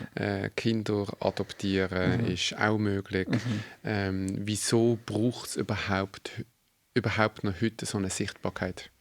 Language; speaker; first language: German; native; German